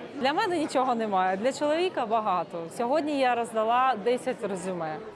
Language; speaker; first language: Ukrainian; non-native, local second language; Russian